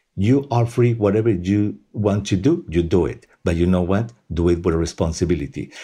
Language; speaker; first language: English; non-native, fluent; Spanish